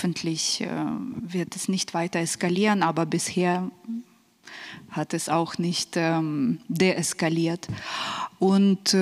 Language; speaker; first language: German; non-native, fluent; Ukrainian